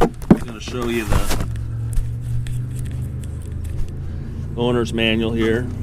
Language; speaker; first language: English; native; English